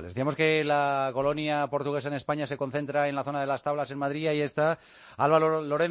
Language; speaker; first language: Spanish; native; Spanish